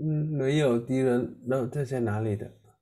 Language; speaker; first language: Chinese; non-native, learner; Vietnamese